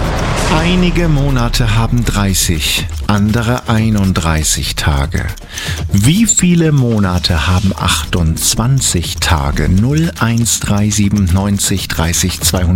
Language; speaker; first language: German; native; German